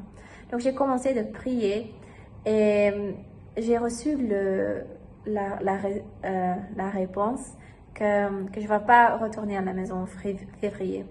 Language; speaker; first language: French; non-native, learner; German